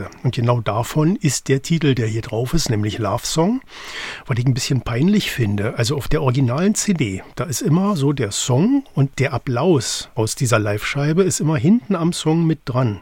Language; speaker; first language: German; native; German